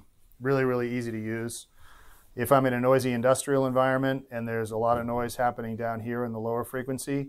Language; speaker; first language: English; native; English